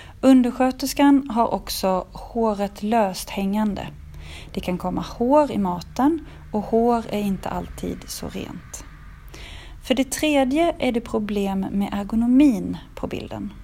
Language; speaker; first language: Swedish; native; Swedish